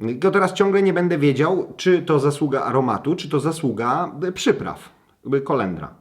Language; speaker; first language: Polish; native; Polish